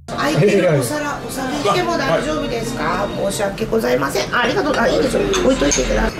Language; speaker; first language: Japanese; non-native, learner; Chinese